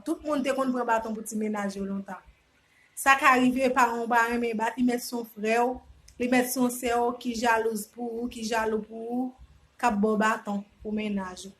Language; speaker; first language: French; non-native, learner; Haitian Creole